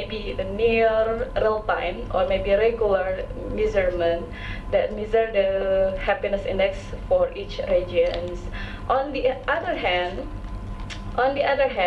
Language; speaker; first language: English; non-native, local second language; Indonesian